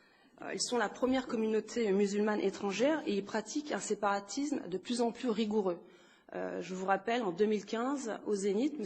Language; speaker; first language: French; native; French